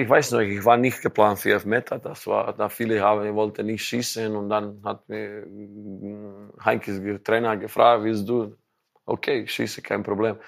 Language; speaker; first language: German; non-native, learner; Croatian